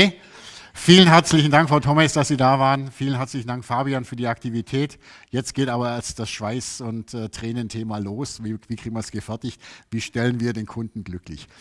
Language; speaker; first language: German; native; German